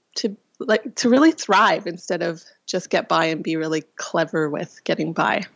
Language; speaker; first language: English; non-native, fluent; Russian